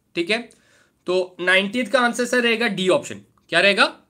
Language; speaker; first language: Hindi; native; Hindi